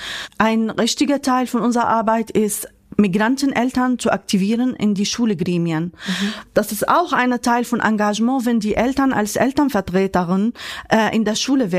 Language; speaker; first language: German; non-native, fluent; Arabic